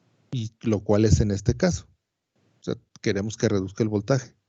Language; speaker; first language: Spanish; native; Spanish